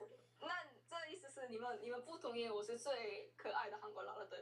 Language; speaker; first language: Chinese; non-native, learner; Korean